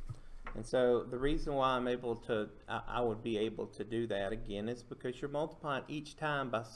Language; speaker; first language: English; native; English